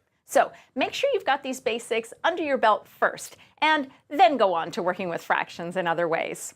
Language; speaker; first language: English; native; English